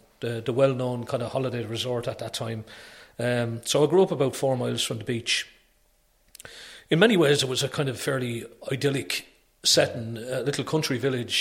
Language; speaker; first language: English; native; English